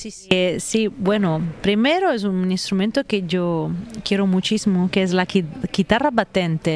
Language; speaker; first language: Spanish; non-native, fluent; Italian